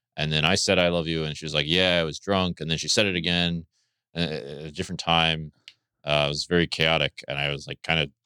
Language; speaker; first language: English; native; English